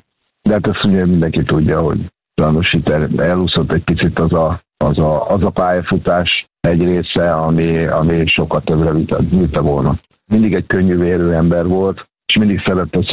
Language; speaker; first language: Hungarian; native; Hungarian